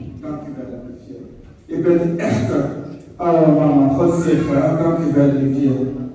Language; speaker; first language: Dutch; non-native, learner; Lingala